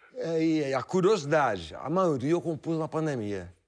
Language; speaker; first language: Portuguese; native; Portuguese